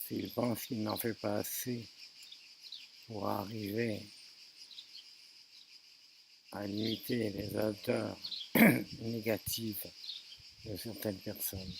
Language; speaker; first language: French; native; French